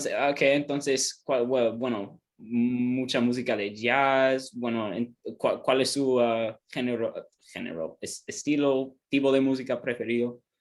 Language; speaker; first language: Spanish; non-native, learner; English